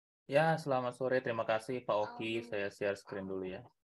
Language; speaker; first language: Indonesian; native; Indonesian